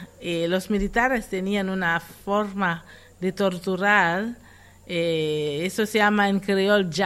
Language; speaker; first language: Spanish; non-native, fluent; Haitian Creole